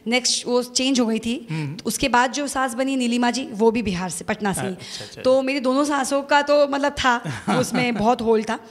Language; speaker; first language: Hindi; native; Hindi